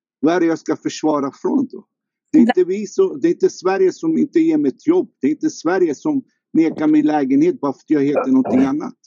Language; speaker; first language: Swedish; non-native, fluent; Albanian